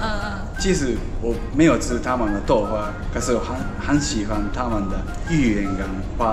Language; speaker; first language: Chinese; non-native, learner; Japanese